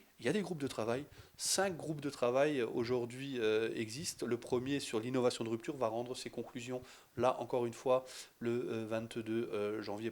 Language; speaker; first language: French; native; French